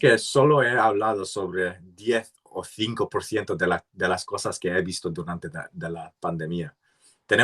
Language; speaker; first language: Spanish; non-native, learner; English